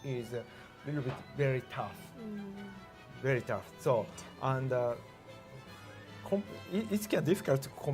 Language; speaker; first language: English; non-native, learner; Japanese